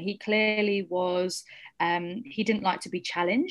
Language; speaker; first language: English; native; English